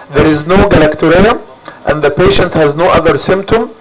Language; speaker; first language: English; non-native, fluent; Arabic